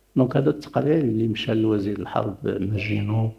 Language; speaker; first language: French; non-native, local second language; Arabic